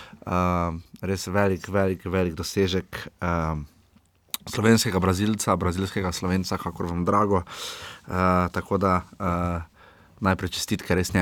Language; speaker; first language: Slovenian; native; Slovenian